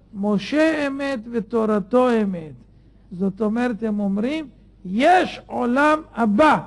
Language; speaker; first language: Hebrew; native; Hebrew